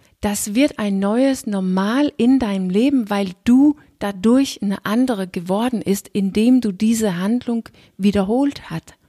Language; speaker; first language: German; non-native, fluent; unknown